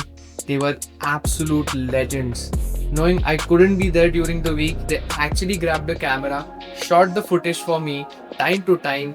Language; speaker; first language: English; non-native, local second language; Hindi